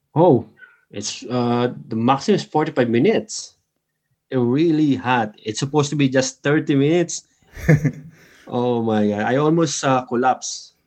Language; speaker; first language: English; non-native, local second language; Filipino